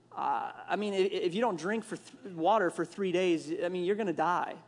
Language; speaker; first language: English; native; English